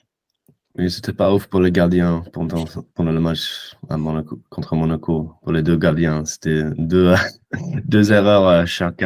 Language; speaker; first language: French; non-native, fluent; English